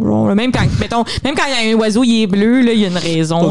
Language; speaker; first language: French; native; French